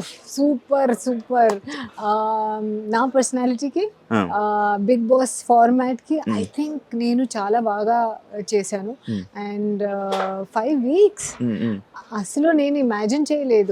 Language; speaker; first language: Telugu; non-native, local second language; Hindi